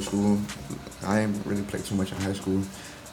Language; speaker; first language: English; native; English